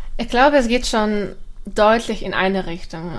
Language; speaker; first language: German; non-native, fluent; Russian